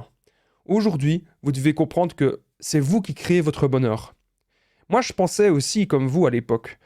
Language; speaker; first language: French; native; French